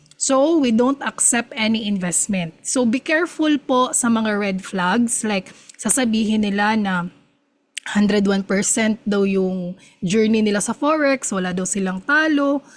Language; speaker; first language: Filipino; non-native, local second language; Cebuano